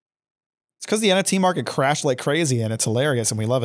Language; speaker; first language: English; native; English